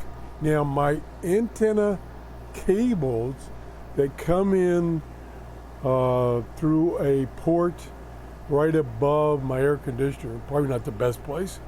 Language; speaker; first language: English; native; English